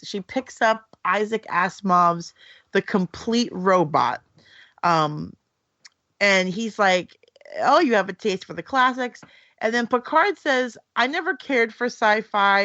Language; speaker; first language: English; native; English